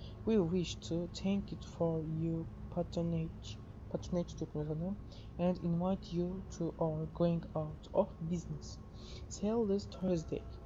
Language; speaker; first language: English; non-native, learner; Turkish